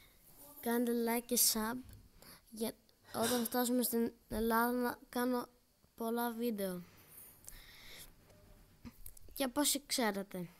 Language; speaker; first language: Greek; early bilingual, other home language; Albanian